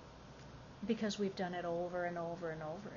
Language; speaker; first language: English; native; English